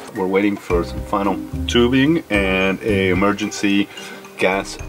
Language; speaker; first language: English; native; English